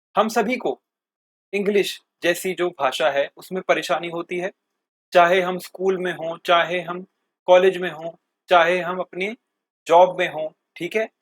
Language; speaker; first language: Hindi; native; Hindi